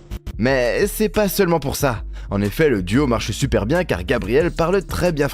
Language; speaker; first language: French; native; French